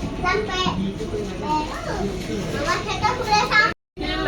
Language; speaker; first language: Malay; early bilingual, other home language; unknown